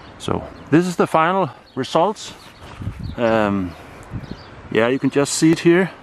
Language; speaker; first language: English; non-native, fluent; Danish